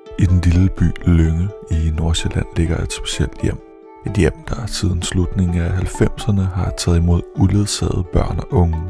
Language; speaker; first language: Danish; native; Danish